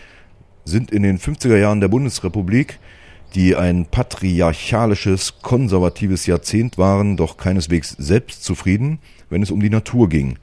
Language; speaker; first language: German; native; German